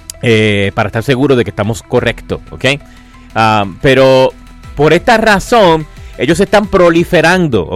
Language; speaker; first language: Spanish; native; Spanish